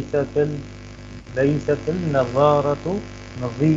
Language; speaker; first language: Arabic; non-native, learner; Urdu